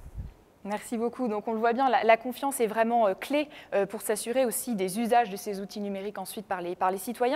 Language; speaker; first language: French; native; French